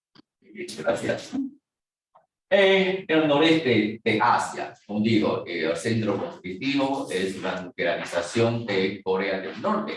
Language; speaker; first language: Spanish; non-native, fluent; Chinese